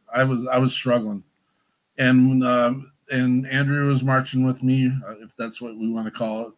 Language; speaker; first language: English; native; English